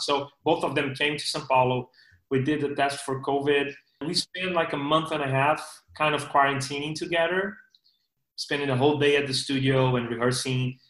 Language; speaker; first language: English; non-native, fluent; Portuguese